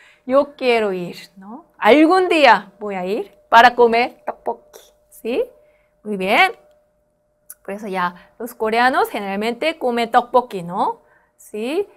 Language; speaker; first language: Spanish; non-native, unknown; Korean